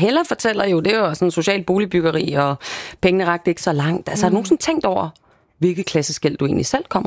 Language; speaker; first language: Danish; native; Danish